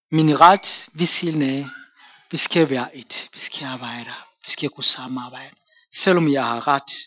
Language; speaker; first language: Danish; non-native, fluent; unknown